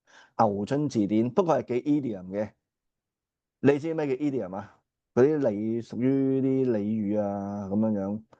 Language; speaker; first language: Cantonese; native; Cantonese